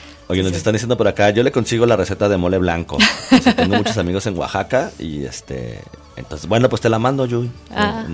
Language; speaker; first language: Spanish; native; Spanish